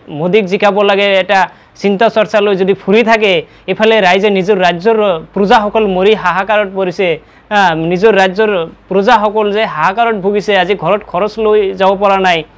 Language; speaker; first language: Assamese; non-native, local second language; Bangla